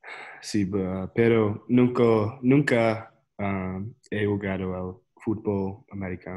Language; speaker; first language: Spanish; non-native, learner; English